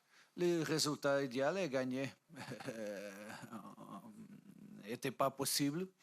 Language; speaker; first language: French; non-native, fluent; Portuguese